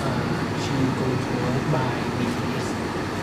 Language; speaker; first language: English; non-native, learner; Thai